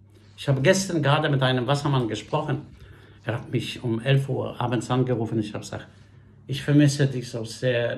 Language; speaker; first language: German; non-native, fluent; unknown